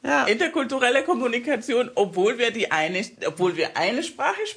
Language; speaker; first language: German; non-native, fluent; Spanish